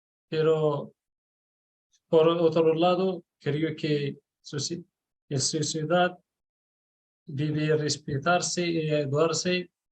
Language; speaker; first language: Spanish; non-native, learner; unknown